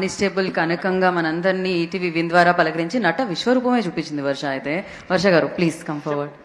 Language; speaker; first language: Telugu; native; Telugu